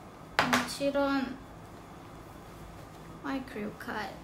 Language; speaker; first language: Japanese; non-native, fluent; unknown